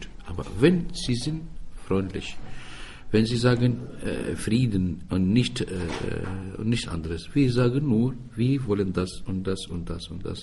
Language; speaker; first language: German; non-native, fluent; Arabic